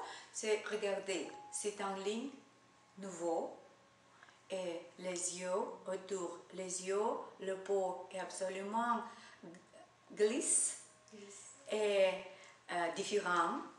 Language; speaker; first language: French; non-native, learner; Russian